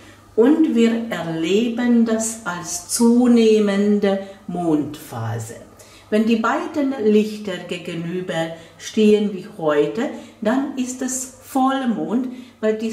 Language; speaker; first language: German; non-native, fluent; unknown